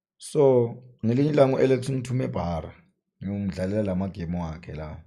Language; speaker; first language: Zulu; non-native, fluent; Tsonga